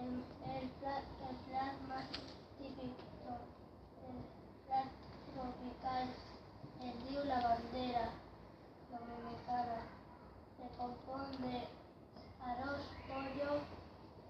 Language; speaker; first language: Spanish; non-native, local second language; Catalan